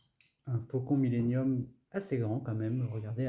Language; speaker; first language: French; native; French